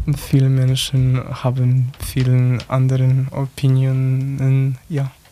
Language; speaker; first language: German; non-native, learner; Polish